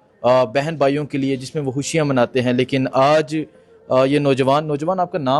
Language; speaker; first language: Urdu; native; Urdu